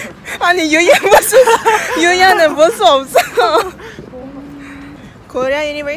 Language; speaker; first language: Korean; non-native, learner; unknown